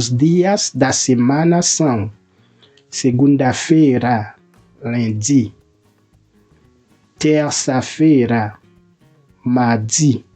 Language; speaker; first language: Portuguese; non-native, fluent; Haitian Creole